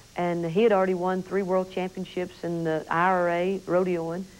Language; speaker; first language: English; native; English